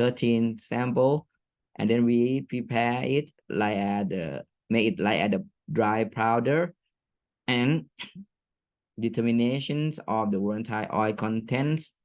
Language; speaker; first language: English; non-native, fluent; Thai